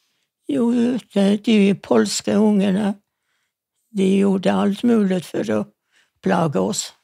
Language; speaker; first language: Norwegian; non-native, fluent; Yiddish